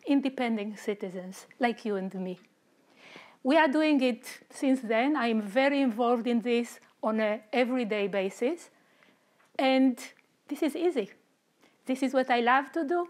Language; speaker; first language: English; non-native, fluent; Romanian